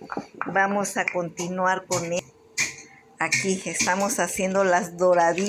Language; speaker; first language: Spanish; native; Spanish